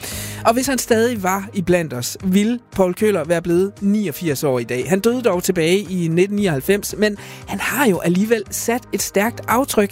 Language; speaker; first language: Danish; native; Danish